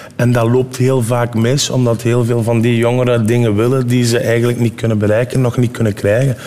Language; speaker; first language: Dutch; early bilingual, other home language; Turkish